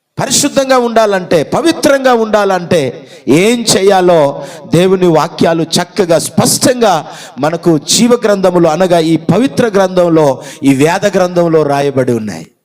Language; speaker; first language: Telugu; non-native, local second language; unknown